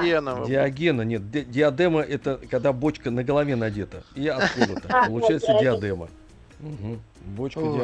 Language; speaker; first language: Russian; native; Russian